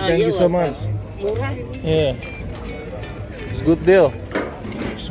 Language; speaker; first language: English; non-native, learner; Indonesian